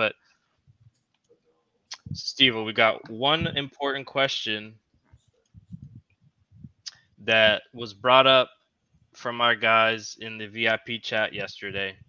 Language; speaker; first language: English; native; English